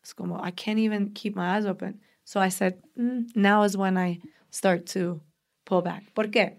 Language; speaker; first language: English; early bilingual, other home language; Spanish